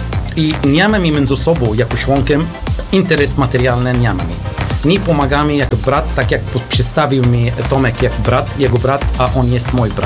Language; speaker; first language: Polish; non-native, learner; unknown